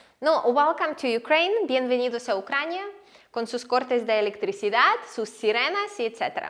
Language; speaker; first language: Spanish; non-native, fluent; Ukrainian